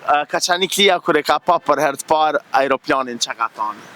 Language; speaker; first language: Albanian; native; Albanian